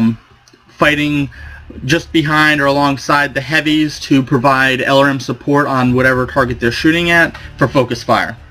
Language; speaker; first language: English; native; English